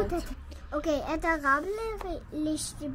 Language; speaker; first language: Russian; early bilingual, heritage; Russian